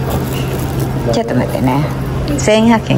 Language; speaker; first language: Japanese; non-native, fluent; Filipino